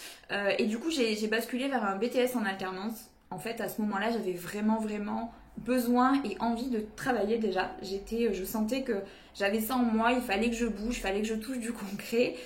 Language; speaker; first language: French; native; French